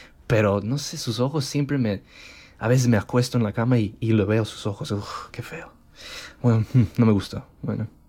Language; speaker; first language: Spanish; early bilingual, heritage; Spanish